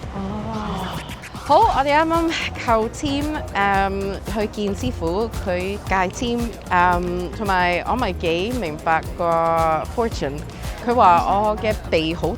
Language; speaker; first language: Cantonese; early bilingual, heritage; Cantonese